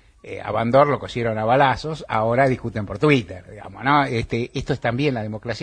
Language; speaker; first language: Spanish; native; Spanish